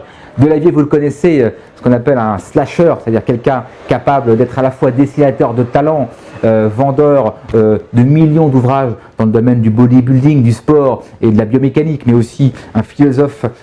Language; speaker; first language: French; native; French